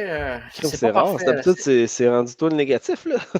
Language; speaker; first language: French; native; French